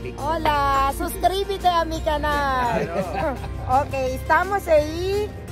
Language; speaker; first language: Spanish; non-native, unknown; Filipino